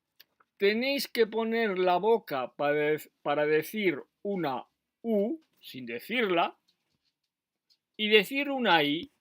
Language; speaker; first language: Spanish; non-native, fluent; French